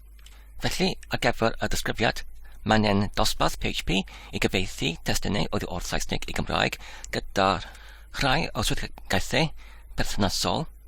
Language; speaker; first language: Welsh; non-native, learner; Polish